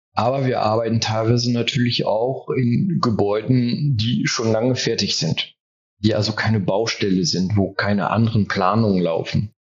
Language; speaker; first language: German; early bilingual, heritage; French